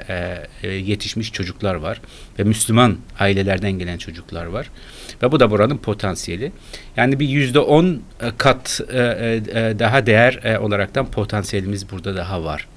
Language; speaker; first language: Turkish; early bilingual, other home language; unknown